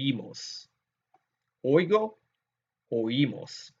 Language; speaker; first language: Spanish; non-native, fluent; English